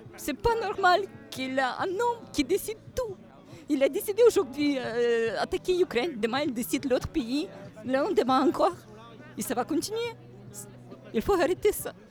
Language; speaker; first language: French; non-native, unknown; Ukrainian